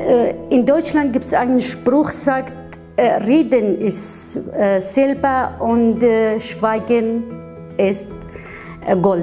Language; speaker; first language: German; non-native, learner; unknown